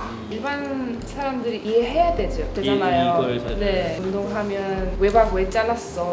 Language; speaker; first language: Korean; non-native, fluent; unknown